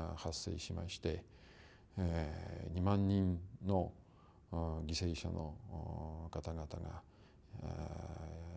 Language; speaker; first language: Japanese; non-native, fluent; Russian